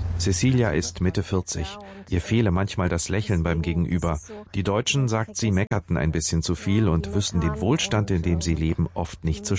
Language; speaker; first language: German; native; German